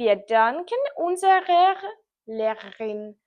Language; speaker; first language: German; non-native, fluent; Ukrainian